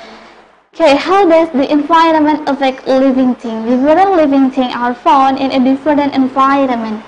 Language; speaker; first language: English; non-native, local second language; Indonesian